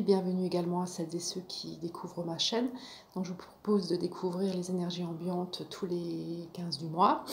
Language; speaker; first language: French; native; French